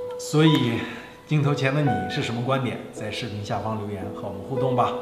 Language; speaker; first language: Chinese; native; Chinese